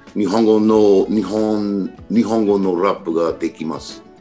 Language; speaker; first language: Japanese; non-native, learner; English